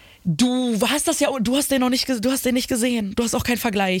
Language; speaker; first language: German; native; German